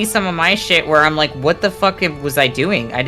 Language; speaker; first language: English; native; English